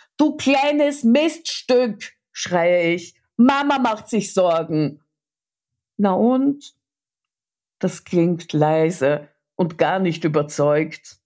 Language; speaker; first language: German; early bilingual, other home language; Russian